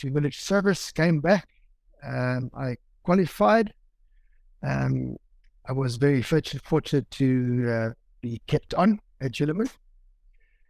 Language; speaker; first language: English; native; English